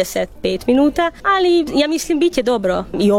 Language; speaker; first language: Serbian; non-native, local second language; Hungarian